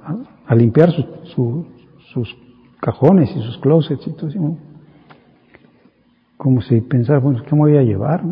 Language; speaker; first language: Spanish; native; Spanish